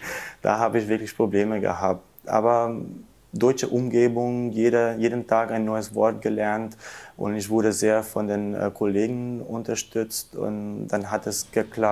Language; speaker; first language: German; non-native, fluent; Albanian